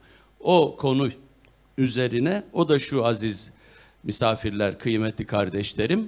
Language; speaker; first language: Turkish; native; Turkish